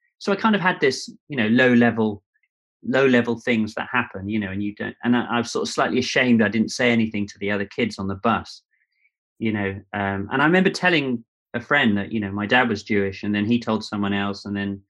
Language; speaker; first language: English; native; English